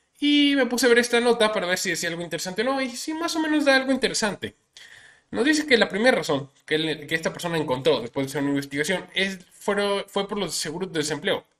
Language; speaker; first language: Spanish; native; Spanish